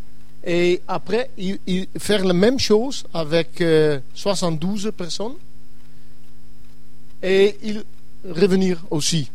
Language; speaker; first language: French; non-native, learner; English